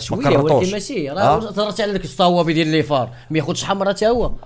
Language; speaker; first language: Arabic; native; Arabic